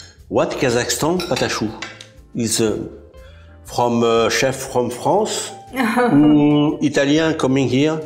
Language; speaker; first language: English; non-native, learner; French